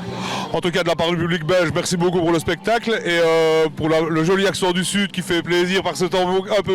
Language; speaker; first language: French; native; French